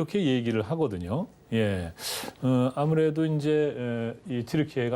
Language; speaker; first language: Korean; native; Korean